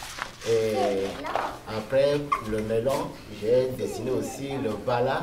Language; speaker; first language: French; non-native, learner; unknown